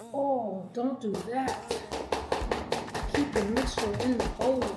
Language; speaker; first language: English; native; English